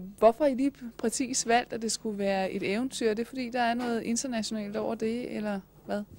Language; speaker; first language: Danish; native; Danish